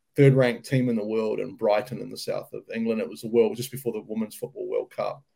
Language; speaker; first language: English; native; English